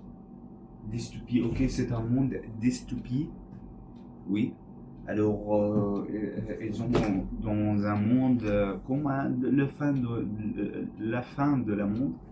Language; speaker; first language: French; non-native, learner; English